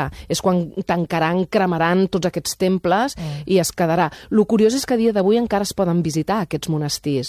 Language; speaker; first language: Catalan; native; Catalan